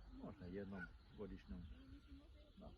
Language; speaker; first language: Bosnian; non-native, learner; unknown